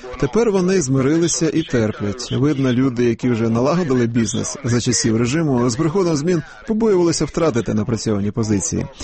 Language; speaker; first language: Ukrainian; non-native, fluent; Italian